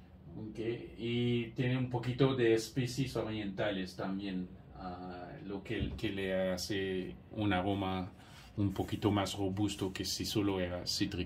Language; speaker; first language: Spanish; non-native, fluent; English